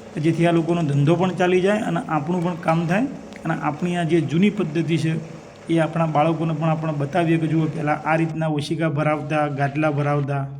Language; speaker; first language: Gujarati; native; Gujarati